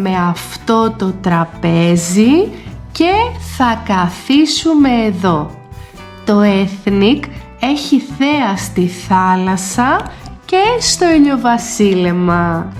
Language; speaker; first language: Greek; native; Greek